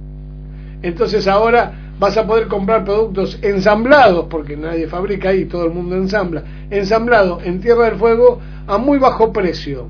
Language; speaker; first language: Spanish; native; Spanish